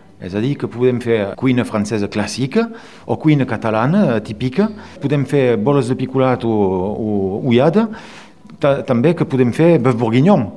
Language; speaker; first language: Catalan; non-native, local second language; French